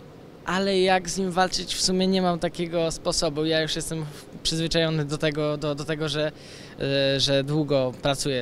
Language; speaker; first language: Polish; native; Polish